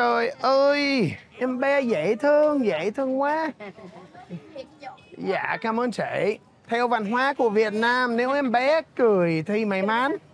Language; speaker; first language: Vietnamese; non-native, fluent; English